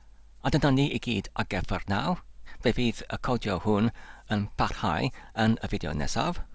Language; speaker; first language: Welsh; non-native, learner; English